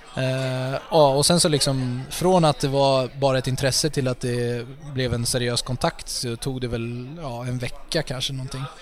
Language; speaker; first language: Swedish; native; Swedish